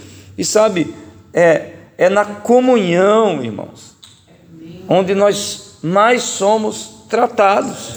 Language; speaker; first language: Portuguese; native; Portuguese